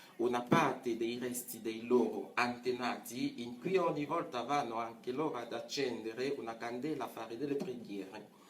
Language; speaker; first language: Italian; non-native, fluent; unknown